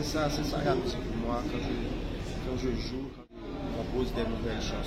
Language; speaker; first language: French; non-native, learner; Haitian Creole